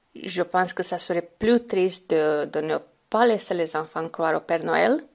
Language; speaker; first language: French; non-native, fluent; Romanian